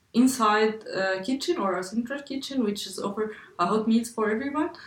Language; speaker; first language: English; non-native, fluent; Arabic